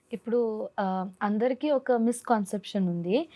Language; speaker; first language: Telugu; non-native, local second language; Kannada